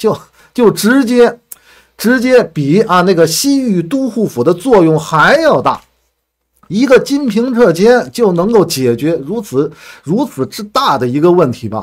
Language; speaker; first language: Chinese; native; Chinese